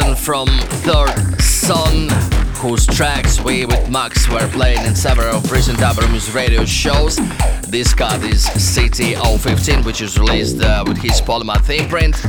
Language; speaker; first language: English; non-native, fluent; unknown